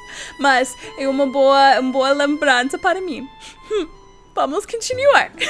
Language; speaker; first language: Portuguese; non-native, learner; English